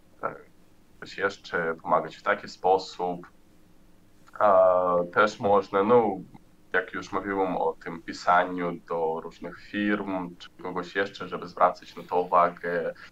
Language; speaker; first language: Polish; non-native, learner; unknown